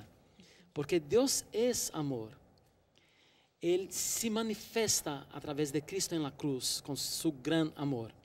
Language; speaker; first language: Spanish; non-native, fluent; Portuguese